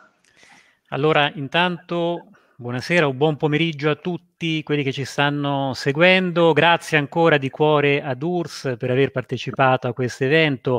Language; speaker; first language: Italian; native; Italian